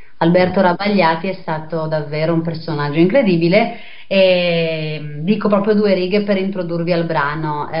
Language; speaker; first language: Italian; native; Italian